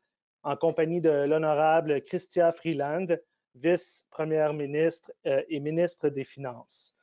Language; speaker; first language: French; native; French